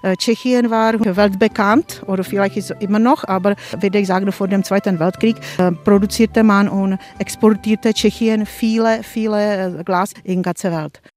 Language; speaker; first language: German; non-native, fluent; Czech